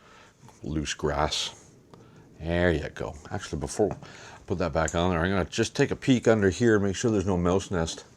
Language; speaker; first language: English; native; English